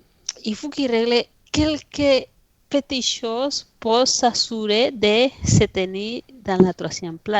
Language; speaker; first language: French; non-native, fluent; Spanish